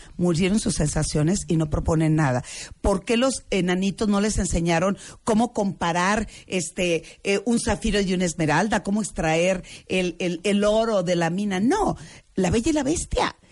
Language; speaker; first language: Spanish; native; Spanish